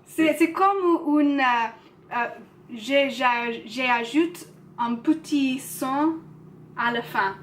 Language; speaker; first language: French; non-native, learner; English